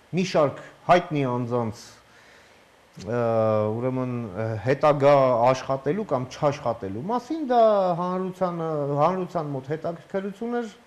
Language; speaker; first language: Armenian; native; Armenian